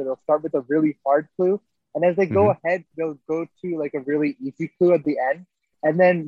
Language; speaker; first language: English; native; English